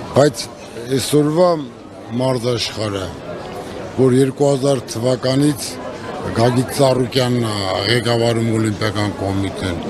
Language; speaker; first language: Armenian; native; Armenian